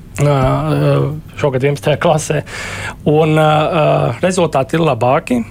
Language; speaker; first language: Latvian; non-native, local second language; Russian